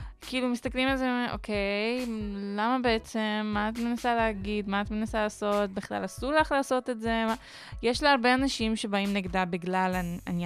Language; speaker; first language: Hebrew; non-native, local second language; Arabic